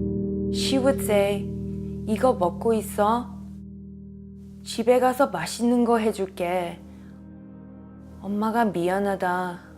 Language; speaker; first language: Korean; early bilingual, heritage; English